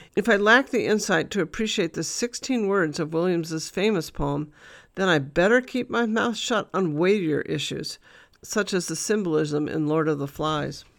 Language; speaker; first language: English; native; English